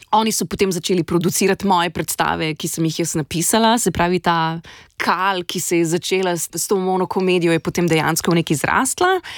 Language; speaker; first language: Slovenian; native; Slovenian